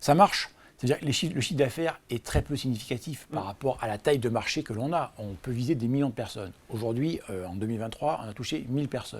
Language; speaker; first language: French; native; French